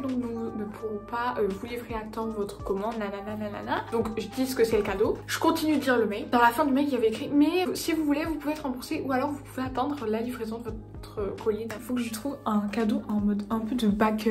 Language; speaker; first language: French; native; French